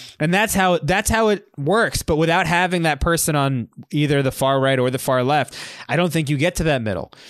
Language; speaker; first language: English; native; English